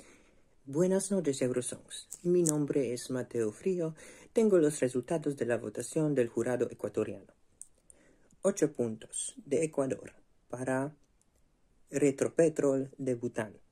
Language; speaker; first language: Spanish; non-native, learner; Polish